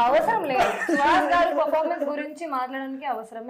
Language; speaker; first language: Telugu; non-native, fluent; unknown